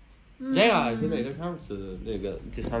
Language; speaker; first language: Chinese; non-native, learner; Turkmen